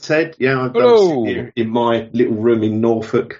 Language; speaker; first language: English; native; English